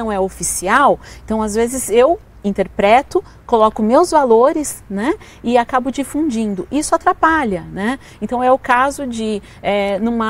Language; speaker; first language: Portuguese; native; Portuguese